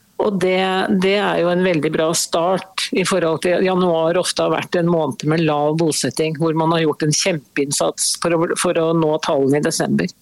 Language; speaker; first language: Norwegian; native; Norwegian